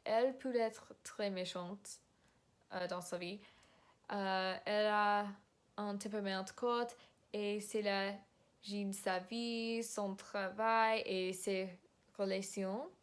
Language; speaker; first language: French; non-native, learner; English